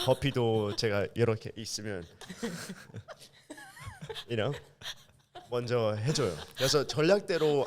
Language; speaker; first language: Korean; early bilingual, heritage; English